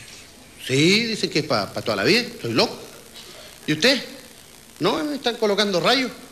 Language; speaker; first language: Spanish; native; Spanish